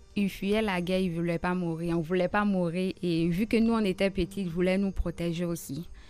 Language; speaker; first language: French; non-native, local second language; Soninke